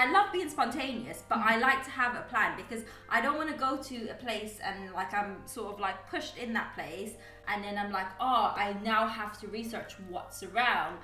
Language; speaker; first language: English; native; English